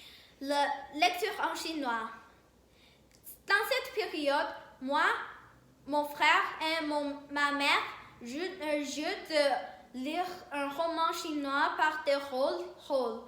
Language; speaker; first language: French; non-native, learner; Chinese